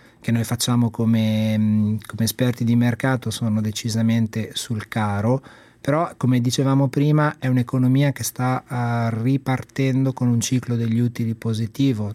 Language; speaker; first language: Italian; native; Italian